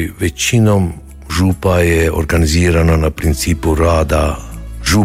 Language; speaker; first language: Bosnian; early bilingual, heritage; Croatian